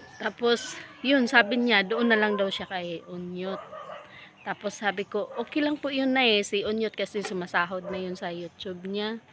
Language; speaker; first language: Filipino; non-native, local second language; Cebuano